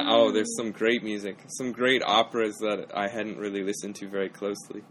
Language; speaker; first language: English; native; English